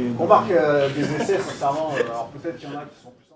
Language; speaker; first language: French; native; French